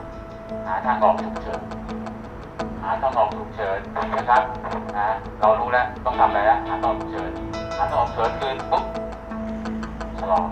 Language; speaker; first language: Thai; native; Thai